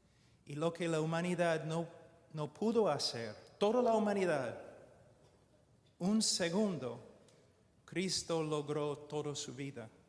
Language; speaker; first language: Spanish; non-native, fluent; English